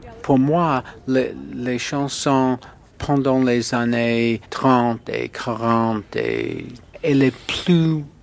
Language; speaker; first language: French; non-native, learner; English